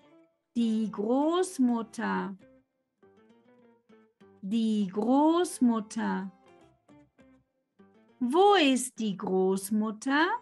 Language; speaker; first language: German; non-native, fluent; Spanish